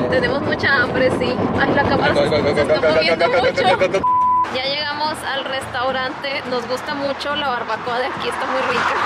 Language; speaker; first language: Spanish; native; Spanish